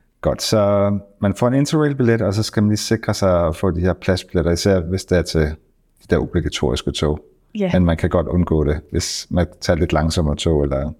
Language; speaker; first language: Danish; native; Danish